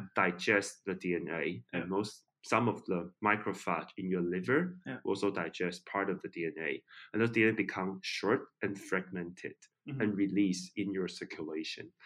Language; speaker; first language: English; non-native, fluent; Chinese